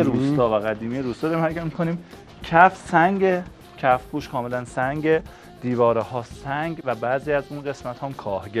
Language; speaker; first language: Persian; native; Persian